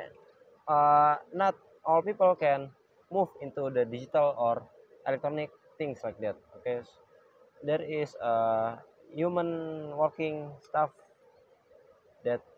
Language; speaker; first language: English; non-native, learner; Indonesian